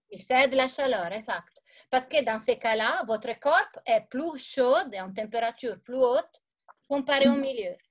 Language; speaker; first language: French; non-native, fluent; Italian